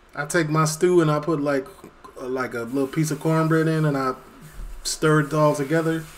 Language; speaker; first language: English; native; English